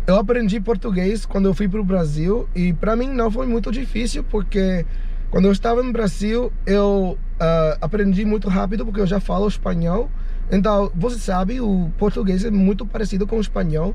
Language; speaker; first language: Portuguese; non-native, fluent; English